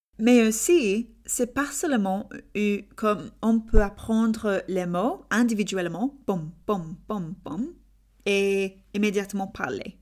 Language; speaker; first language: French; non-native, learner; English